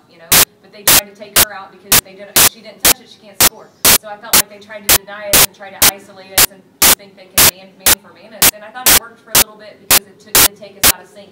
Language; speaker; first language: English; native; English